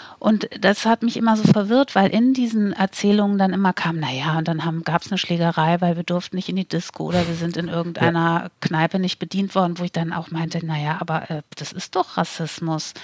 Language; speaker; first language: German; native; German